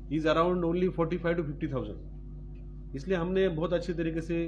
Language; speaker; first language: Hindi; non-native, local second language; Bangla